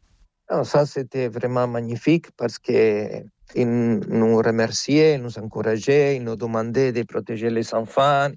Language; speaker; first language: French; non-native, fluent; Spanish